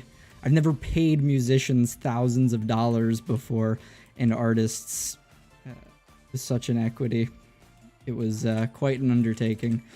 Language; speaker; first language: English; native; English